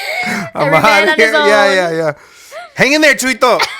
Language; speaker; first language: English; native; English